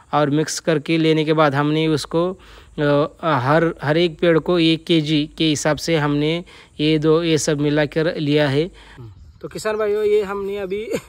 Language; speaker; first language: Hindi; non-native, local second language; Marathi